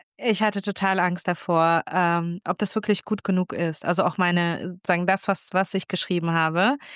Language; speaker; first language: German; early bilingual, other home language; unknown